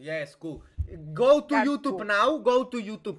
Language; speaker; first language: English; non-native, learner; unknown